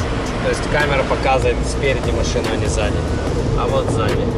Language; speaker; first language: Russian; native; Russian